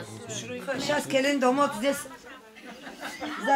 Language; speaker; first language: Russian; non-native, local second language; Persian